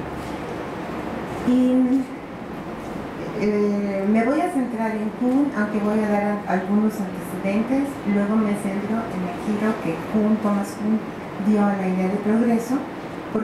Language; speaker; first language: Spanish; native; Spanish